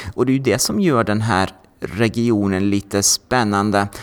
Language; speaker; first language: Swedish; non-native, fluent; Norwegian